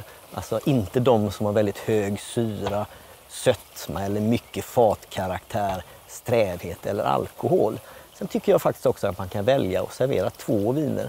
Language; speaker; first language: Swedish; native; Swedish